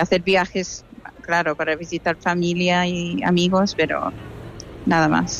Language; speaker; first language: Spanish; non-native, fluent; English